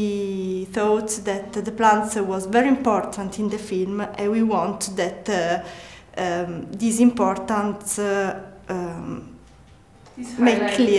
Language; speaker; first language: English; non-native, learner; Italian